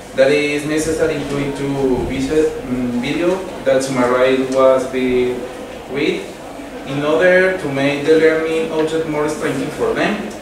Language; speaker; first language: English; non-native, learner; Spanish